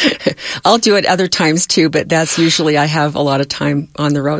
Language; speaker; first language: English; native; English